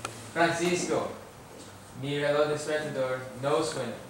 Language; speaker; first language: Spanish; non-native, learner; English